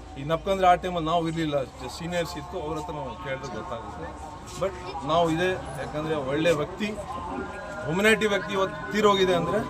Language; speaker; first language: Kannada; non-native, local second language; Urdu